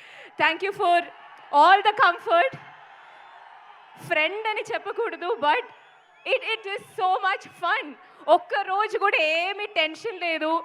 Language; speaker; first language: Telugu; non-native, fluent; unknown